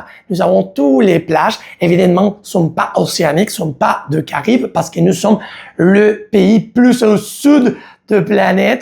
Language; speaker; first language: French; non-native, learner; Spanish